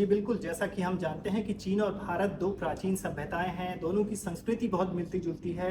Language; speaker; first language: Hindi; native; Hindi